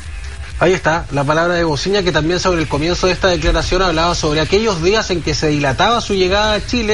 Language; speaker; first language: Spanish; native; Spanish